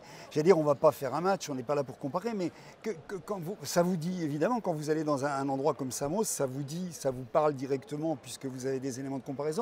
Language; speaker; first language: French; native; French